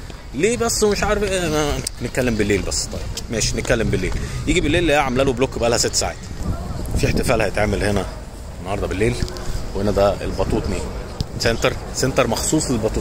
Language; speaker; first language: Arabic; native; Arabic